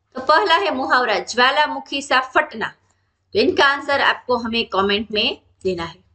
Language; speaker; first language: Hindi; non-native, local second language; Gujarati